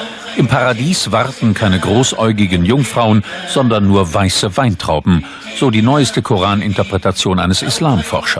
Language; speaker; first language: German; native; German